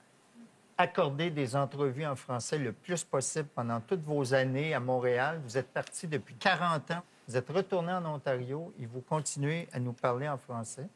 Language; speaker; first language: French; native; French